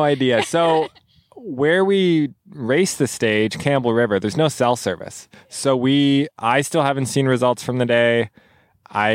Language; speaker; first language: English; native; English